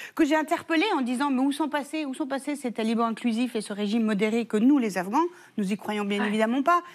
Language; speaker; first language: French; early bilingual, other home language; Persian